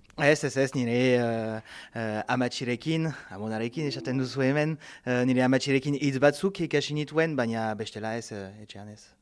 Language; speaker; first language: Basque; non-native, local second language; French